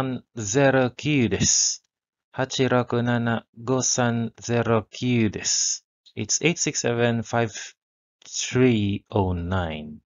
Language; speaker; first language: Japanese; non-native, learner; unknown